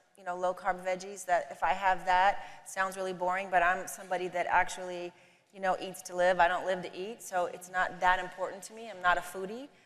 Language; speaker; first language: English; native; English